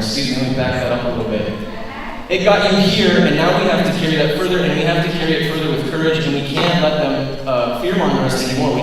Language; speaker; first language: English; native; English